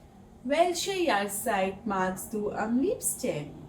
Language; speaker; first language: German; non-native, fluent; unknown